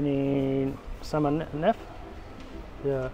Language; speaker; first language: Indonesian; non-native, learner; English